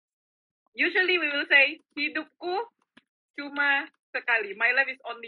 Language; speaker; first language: English; non-native, fluent; Indonesian